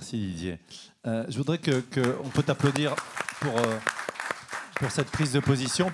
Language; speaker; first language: French; native; French